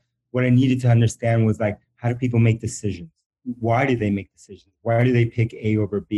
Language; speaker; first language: English; early bilingual, other home language; Spanish